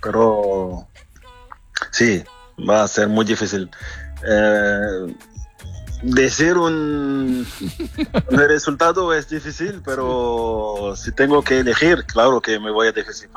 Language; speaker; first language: Spanish; non-native, fluent; French